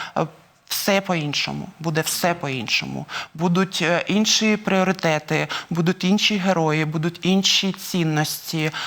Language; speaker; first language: Ukrainian; non-native, local second language; Russian